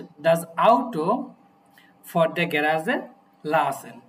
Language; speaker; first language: German; non-native, fluent; Bangla